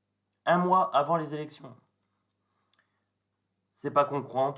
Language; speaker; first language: French; native; French